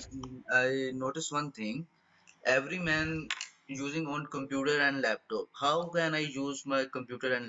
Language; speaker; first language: English; non-native, learner; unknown